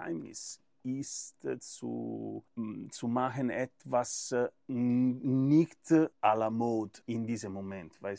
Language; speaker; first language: German; non-native, learner; Italian